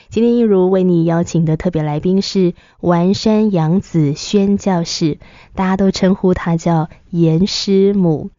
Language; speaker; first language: Chinese; native; Chinese